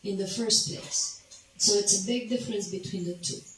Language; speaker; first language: English; non-native, fluent; Romanian